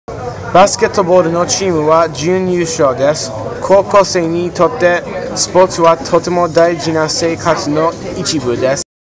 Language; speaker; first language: Japanese; non-native, learner; English